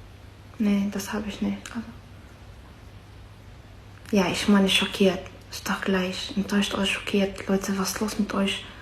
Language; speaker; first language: German; non-native, fluent; Arabic